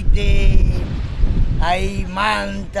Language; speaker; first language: Spanish; native; Spanish